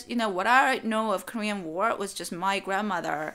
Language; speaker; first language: English; non-native, fluent; Korean